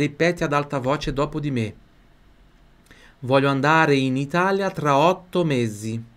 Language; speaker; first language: Italian; non-native, fluent; Portuguese